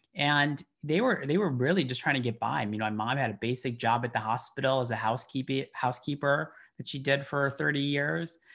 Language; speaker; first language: English; native; English